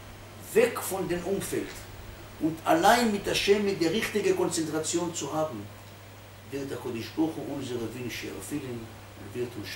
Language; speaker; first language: German; non-native, fluent; Hebrew